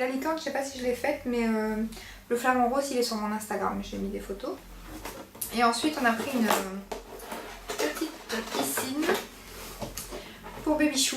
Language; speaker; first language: French; native; French